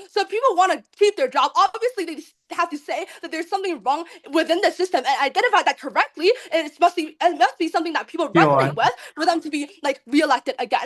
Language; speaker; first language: English; non-native, fluent; Chinese